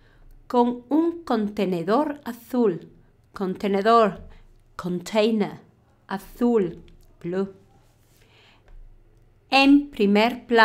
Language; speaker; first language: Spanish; non-native, fluent; English